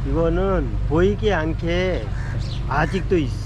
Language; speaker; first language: Korean; non-native, fluent; Hindi